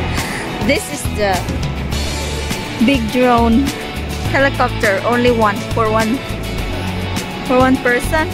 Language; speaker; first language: English; non-native, learner; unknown